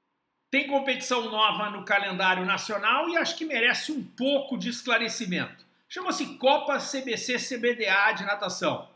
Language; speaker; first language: Portuguese; native; Portuguese